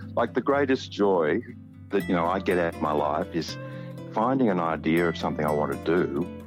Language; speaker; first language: English; native; English